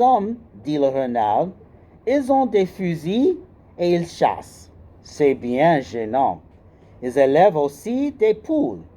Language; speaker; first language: French; non-native, fluent; English